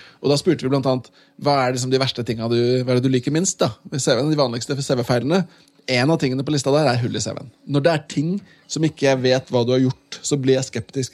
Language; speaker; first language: Norwegian; native; Norwegian